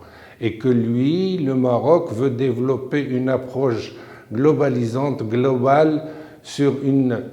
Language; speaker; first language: French; non-native, local second language; Arabic